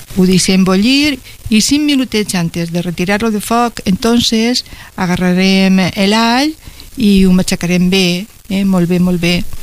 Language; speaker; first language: Catalan; non-native, local second language; Spanish